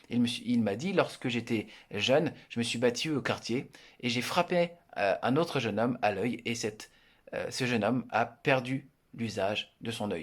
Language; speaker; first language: French; native; French